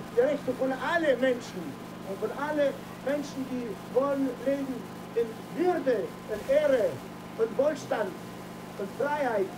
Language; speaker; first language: German; non-native, fluent; Yiddish